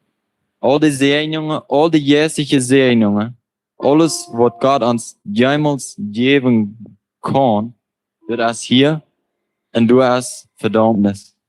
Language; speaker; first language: German; non-native, local second language; Plautdietsch